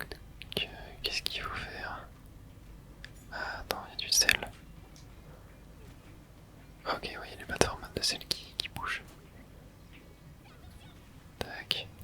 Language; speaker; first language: French; native; French